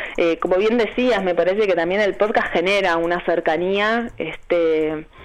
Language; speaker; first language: Spanish; native; Spanish